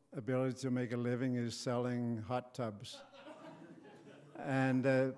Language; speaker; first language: English; non-native, fluent; Danish